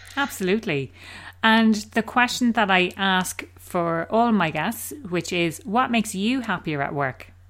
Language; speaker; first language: English; native; English